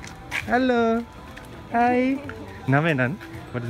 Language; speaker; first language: English; non-native, learner; Nepali